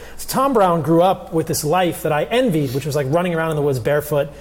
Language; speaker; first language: English; early bilingual, other home language; Italian